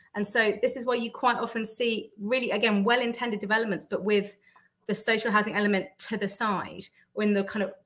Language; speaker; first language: English; native; English